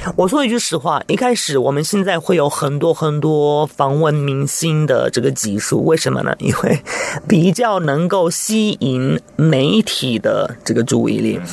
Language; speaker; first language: Chinese; non-native, fluent; Italian